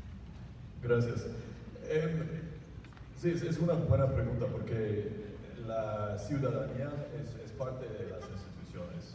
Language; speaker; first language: Spanish; non-native, fluent; English